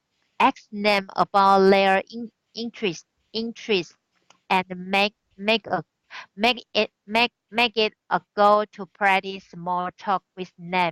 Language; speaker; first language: English; non-native, learner; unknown